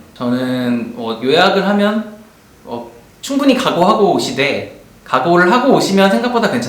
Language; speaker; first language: Korean; native; Korean